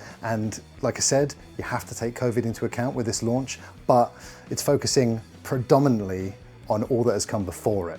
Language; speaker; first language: English; native; English